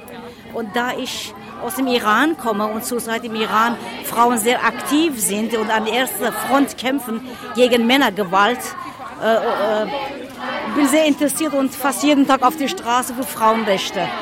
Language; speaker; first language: German; non-native, fluent; Persian